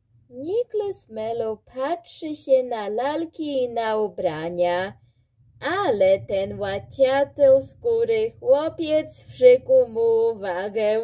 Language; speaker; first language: Polish; early bilingual, heritage; Polish